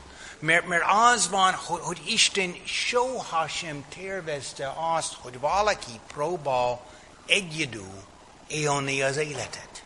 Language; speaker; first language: Hungarian; non-native, fluent; English